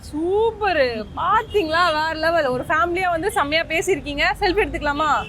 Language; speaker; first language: Tamil; native; Tamil